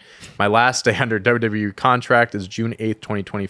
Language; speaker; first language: English; native; English